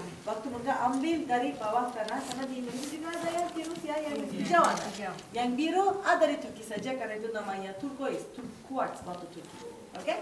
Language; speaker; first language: Indonesian; non-native, learner; Turkish